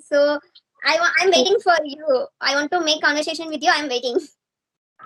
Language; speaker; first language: English; non-native, learner; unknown